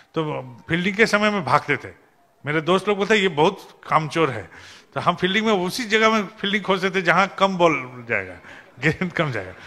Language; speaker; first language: Hindi; non-native, local second language; Bangla